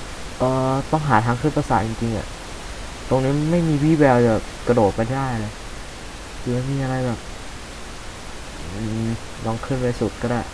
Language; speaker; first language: Thai; native; Thai